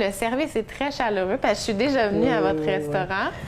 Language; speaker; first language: French; native; French